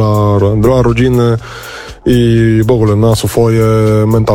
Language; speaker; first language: Polish; non-native, learner; Spanish